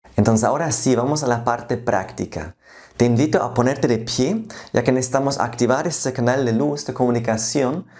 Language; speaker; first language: Spanish; non-native, fluent; German